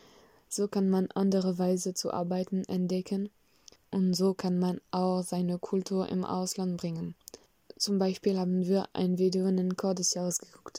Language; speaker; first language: German; non-native, learner; French